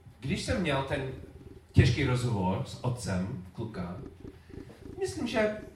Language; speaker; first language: Czech; non-native, learner; English